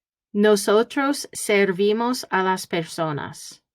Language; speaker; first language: Spanish; early bilingual, heritage; Spanish